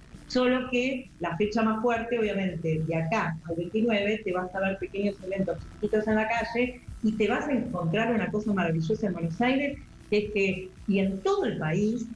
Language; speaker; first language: Spanish; native; Spanish